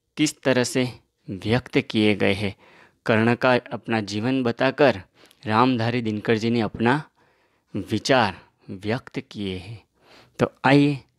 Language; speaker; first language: Hindi; non-native, local second language; Gujarati